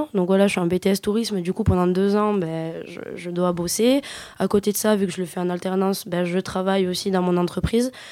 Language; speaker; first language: French; native; French